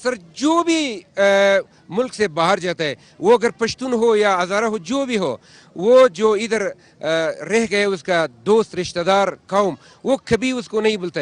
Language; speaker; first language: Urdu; non-native, local second language; Persian